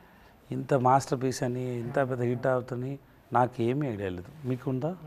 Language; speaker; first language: Telugu; non-native, learner; Tamil